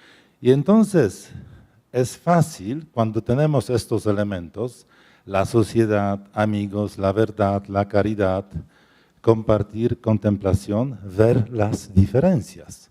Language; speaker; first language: Spanish; non-native, fluent; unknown